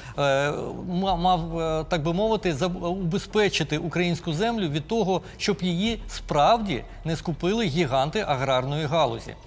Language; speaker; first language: Ukrainian; native; Ukrainian